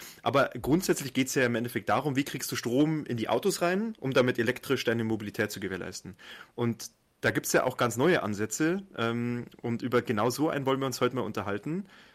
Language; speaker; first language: German; native; German